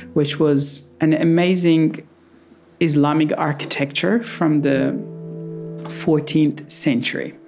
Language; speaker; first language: English; non-native, fluent; Persian